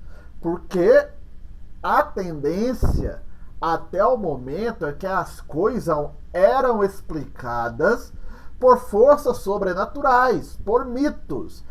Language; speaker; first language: Portuguese; native; Portuguese